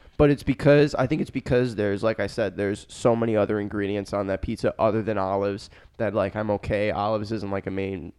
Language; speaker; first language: English; native; English